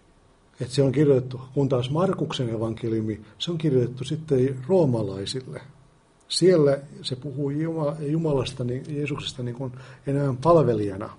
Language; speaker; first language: Finnish; native; Finnish